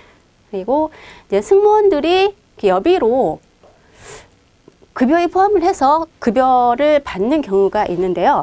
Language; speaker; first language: Korean; native; Korean